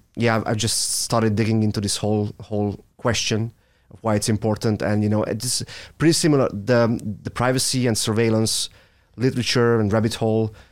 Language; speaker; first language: English; non-native, fluent; Hungarian